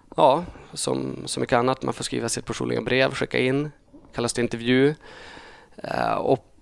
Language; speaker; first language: Swedish; native; Swedish